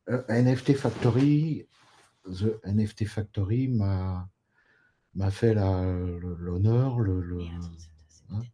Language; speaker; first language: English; non-native, learner; French